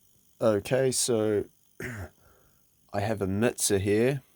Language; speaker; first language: English; native; English